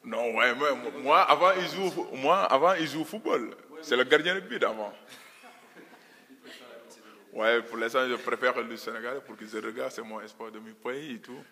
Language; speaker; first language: French; non-native, local second language; Wolof